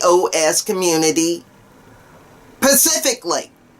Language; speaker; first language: English; native; English